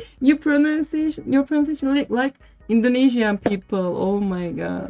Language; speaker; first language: English; non-native, learner; Turkish